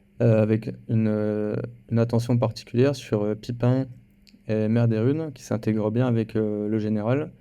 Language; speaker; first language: French; native; French